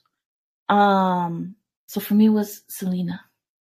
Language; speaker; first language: English; native; English